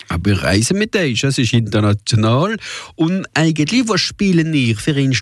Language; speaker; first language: German; non-native, local second language; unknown